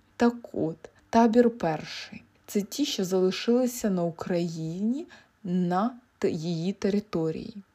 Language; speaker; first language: Ukrainian; native; Ukrainian